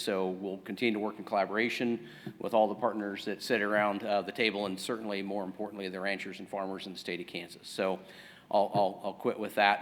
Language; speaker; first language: English; native; English